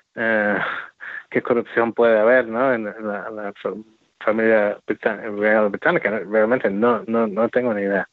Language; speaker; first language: Spanish; non-native, fluent; English